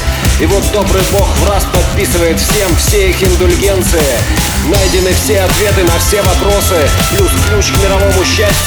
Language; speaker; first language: Russian; native; Russian